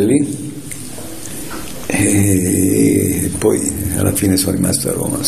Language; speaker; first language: Italian; native; Italian